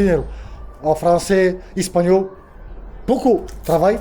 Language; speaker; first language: Portuguese; non-native, learner; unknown